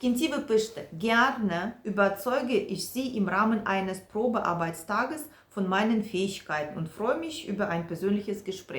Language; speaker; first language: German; non-native, fluent; Ukrainian